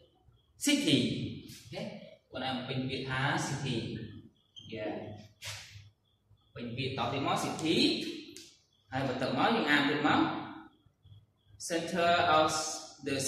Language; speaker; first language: English; non-native, learner; Khmer